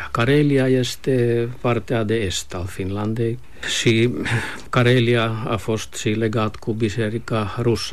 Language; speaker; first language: Romanian; non-native, fluent; Finnish